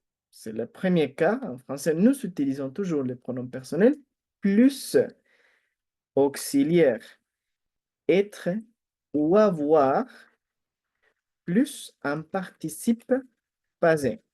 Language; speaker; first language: French; non-native, fluent; Spanish